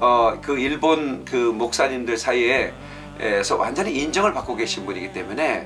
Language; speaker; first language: Korean; native; Korean